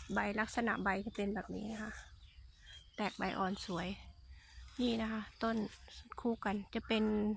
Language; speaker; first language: Thai; non-native, local second language; Khmer